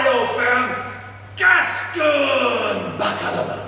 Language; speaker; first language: Indonesian; non-native, fluent; English